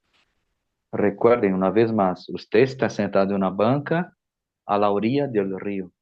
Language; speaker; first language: Spanish; non-native, fluent; Portuguese